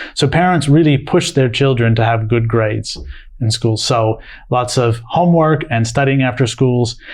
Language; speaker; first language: English; native; English